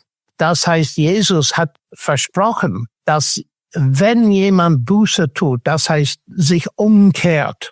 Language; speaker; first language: German; non-native, fluent; English